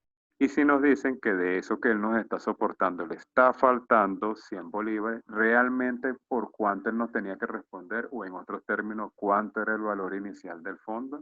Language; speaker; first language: Spanish; native; Spanish